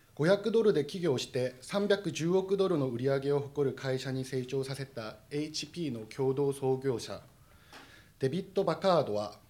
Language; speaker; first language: Japanese; non-native, fluent; Korean